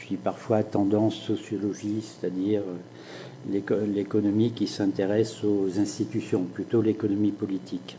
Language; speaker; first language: French; native; French